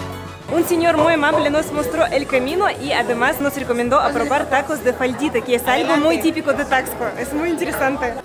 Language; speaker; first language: Spanish; non-native, fluent; Russian